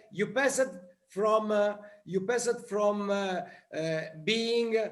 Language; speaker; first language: English; non-native, learner; Italian